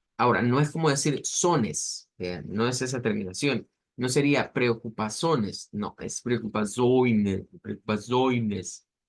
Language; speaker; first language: Spanish; native; Spanish